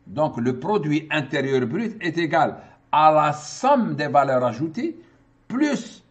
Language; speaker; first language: French; non-native, local second language; Arabic